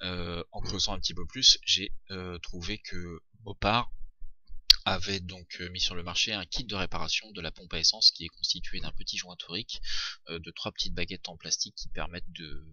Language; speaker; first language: French; native; French